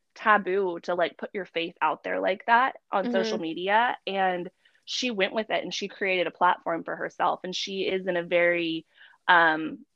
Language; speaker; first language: English; native; English